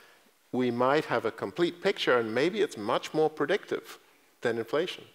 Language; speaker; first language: English; native; English